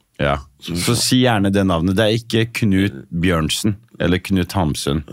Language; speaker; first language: Norwegian; native; Norwegian